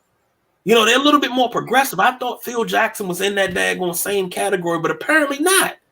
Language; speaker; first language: English; native; English